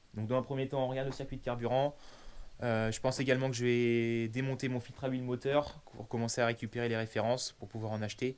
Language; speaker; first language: French; native; French